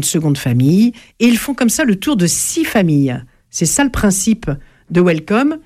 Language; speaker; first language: French; native; French